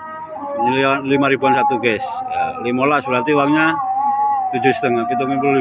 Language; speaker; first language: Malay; non-native, local second language; Javanese